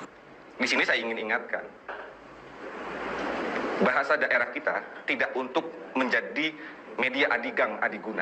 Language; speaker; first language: Indonesian; native; Indonesian